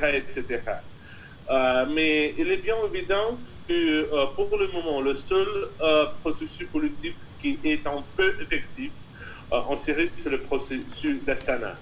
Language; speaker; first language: French; non-native, fluent; Russian